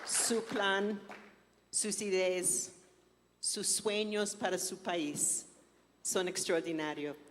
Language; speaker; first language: Spanish; non-native, fluent; English